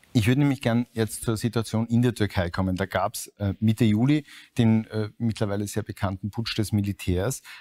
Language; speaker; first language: German; native; German